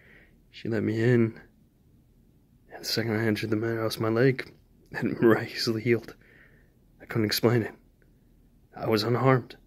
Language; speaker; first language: English; native; English